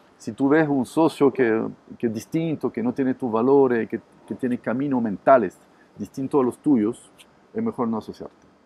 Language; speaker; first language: Spanish; non-native, fluent; French